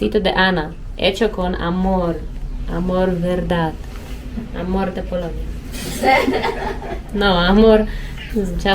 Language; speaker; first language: Spanish; non-native, learner; Polish